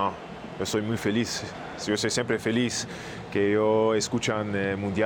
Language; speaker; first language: Spanish; non-native, learner; German